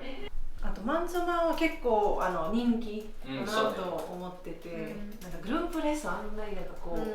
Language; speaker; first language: Japanese; non-native, fluent; Portuguese